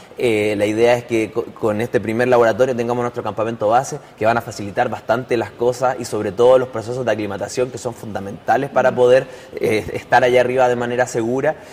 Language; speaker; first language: Spanish; native; Spanish